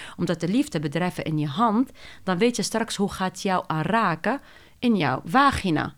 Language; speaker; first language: Dutch; non-native, fluent; Arabic